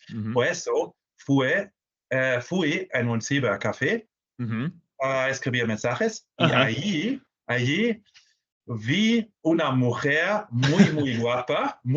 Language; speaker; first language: Spanish; non-native, fluent; German